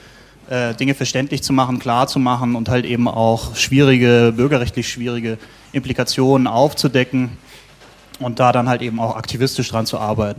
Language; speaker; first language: German; native; German